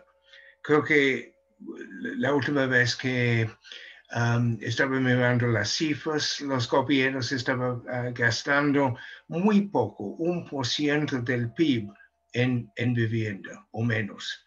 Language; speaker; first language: Spanish; non-native, fluent; English